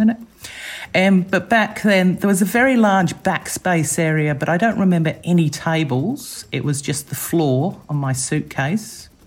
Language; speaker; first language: English; native; English